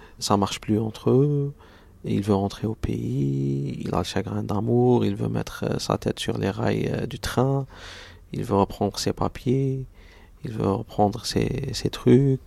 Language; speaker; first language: French; non-native, local second language; Arabic